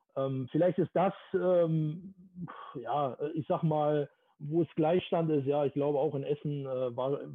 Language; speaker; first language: German; native; German